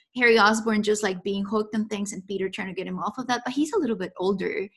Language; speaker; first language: English; non-native, fluent; Spanish